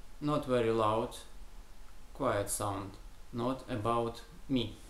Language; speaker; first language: English; non-native, learner; Ukrainian